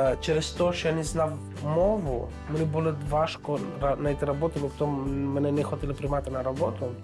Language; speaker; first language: Ukrainian; non-native, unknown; Romanian